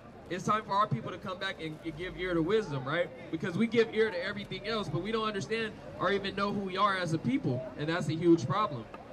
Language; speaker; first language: English; native; English